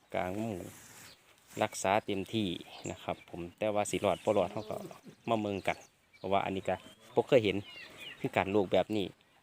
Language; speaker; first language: Thai; native; Thai